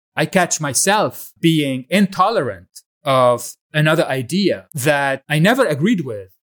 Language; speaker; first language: English; non-native, fluent; Arabic